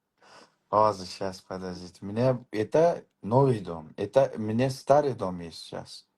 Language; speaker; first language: Russian; non-native, learner; Uzbek